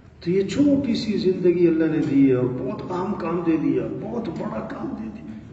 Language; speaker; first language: Urdu; non-native, local second language; Pashto